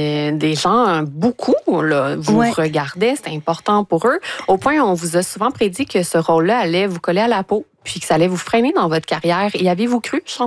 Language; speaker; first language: French; native; French